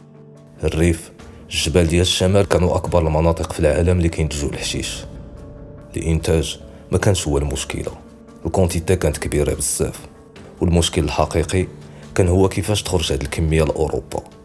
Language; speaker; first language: Arabic; native; Arabic